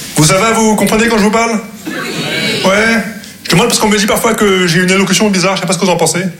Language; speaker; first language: French; non-native, local second language; Arabic